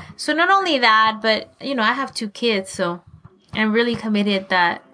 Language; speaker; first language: English; non-native, fluent; Spanish